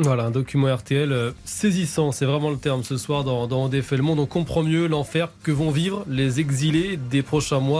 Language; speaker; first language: French; native; French